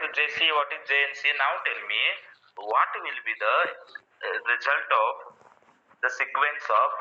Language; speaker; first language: English; non-native, local second language; Marathi